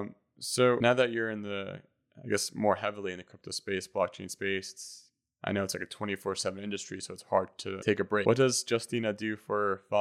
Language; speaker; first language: English; native; English